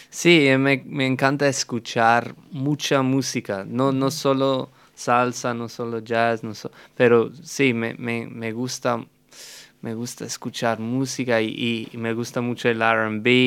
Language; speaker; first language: Spanish; non-native, fluent; English